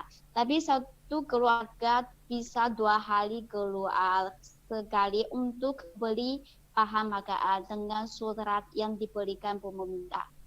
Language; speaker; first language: Indonesian; non-native, fluent; Chinese